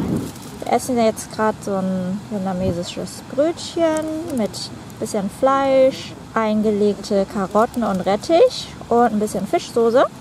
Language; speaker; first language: German; native; German